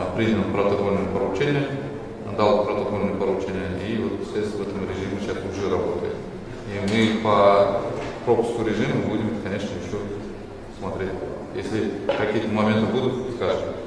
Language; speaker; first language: Russian; non-native, local second language; Kazakh